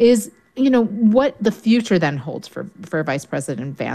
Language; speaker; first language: English; native; English